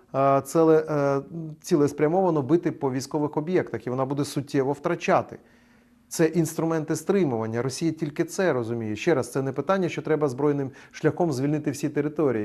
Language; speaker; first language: Ukrainian; native; Ukrainian